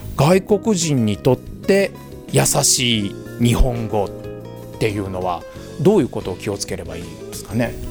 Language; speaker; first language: Japanese; native; Japanese